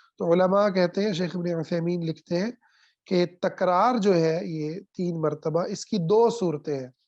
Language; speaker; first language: Urdu; non-native, local second language; Punjabi